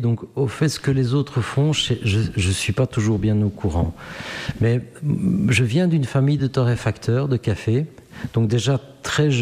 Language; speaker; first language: French; native; French